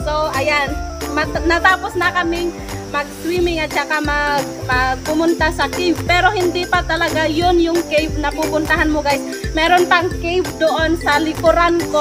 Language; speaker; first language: Filipino; non-native, local second language; Iloko